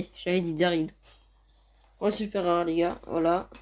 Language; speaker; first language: French; native; French